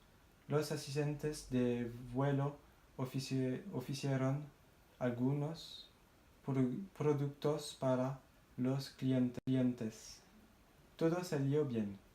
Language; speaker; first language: Spanish; non-native, learner; French